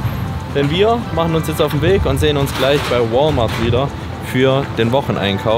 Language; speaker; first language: German; native; German